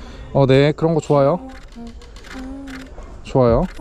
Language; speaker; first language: Korean; native; Korean